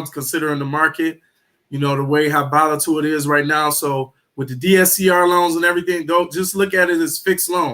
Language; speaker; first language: English; native; English